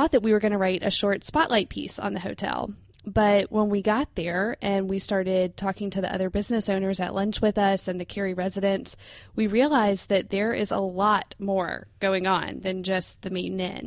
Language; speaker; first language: English; native; English